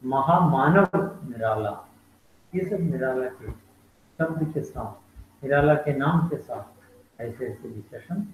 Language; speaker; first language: Hindi; non-native, local second language; Malayalam